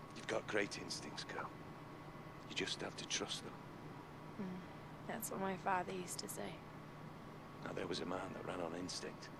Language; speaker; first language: English; non-native, fluent; Norwegian